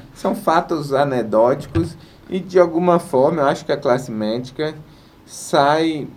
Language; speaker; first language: Portuguese; native; Portuguese